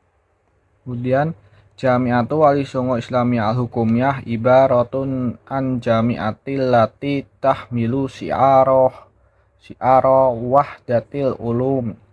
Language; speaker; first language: Arabic; non-native, learner; Indonesian